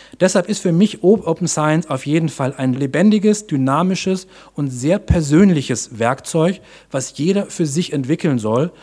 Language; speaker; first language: German; native; German